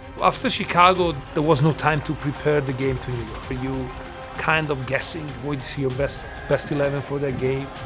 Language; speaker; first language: English; non-native, fluent; Italian